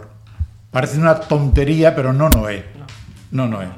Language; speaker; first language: Galician; non-native, local second language; Spanish